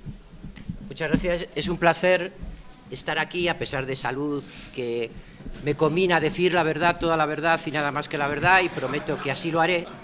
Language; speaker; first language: Spanish; native; Spanish